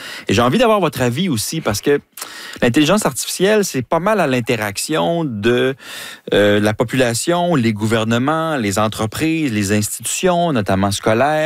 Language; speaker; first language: French; native; French